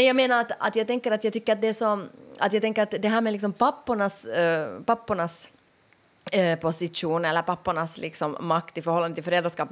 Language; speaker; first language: Swedish; native; Swedish